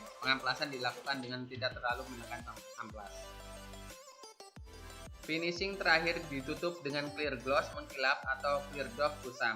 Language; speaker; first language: Indonesian; native; Indonesian